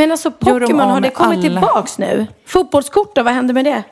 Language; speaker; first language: Swedish; native; Swedish